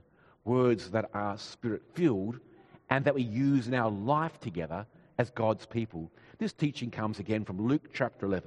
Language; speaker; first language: English; native; English